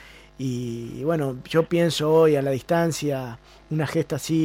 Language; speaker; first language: Spanish; native; Spanish